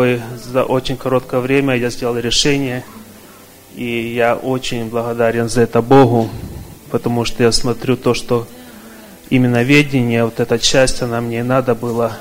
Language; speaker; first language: Russian; early bilingual, other home language; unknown